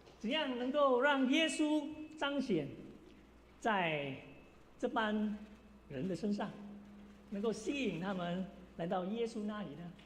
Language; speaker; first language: Chinese; native; Chinese